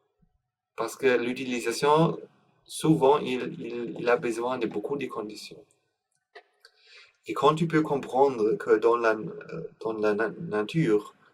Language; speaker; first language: French; non-native, learner; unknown